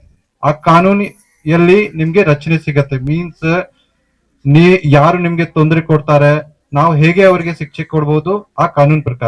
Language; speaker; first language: Kannada; non-native, fluent; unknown